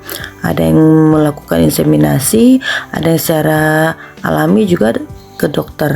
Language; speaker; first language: Indonesian; native; Indonesian